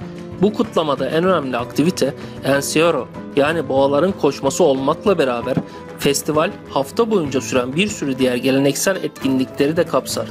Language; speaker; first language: Turkish; native; Turkish